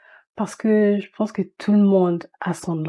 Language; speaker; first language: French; early bilingual, heritage; French